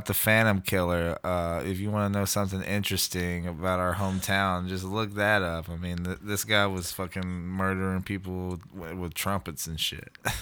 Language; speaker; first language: English; native; English